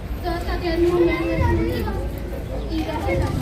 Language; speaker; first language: Catalan; early bilingual, other home language; Filipino